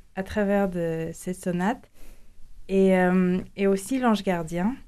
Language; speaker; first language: French; non-native, fluent; Latvian